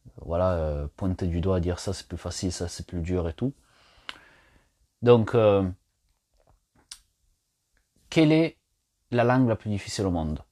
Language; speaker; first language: French; non-native, fluent; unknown